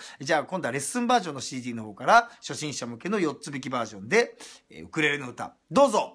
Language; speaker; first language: Japanese; native; Japanese